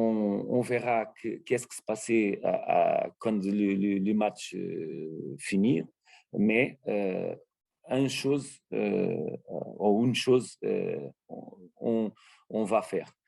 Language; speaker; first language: French; non-native, learner; Portuguese